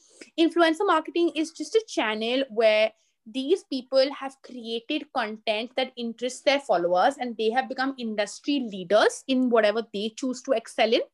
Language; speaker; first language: English; non-native, local second language; Hindi